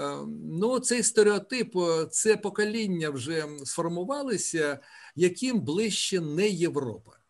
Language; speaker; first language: Ukrainian; native; Ukrainian